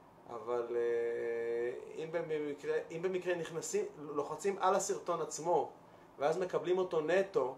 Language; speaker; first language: Hebrew; native; Hebrew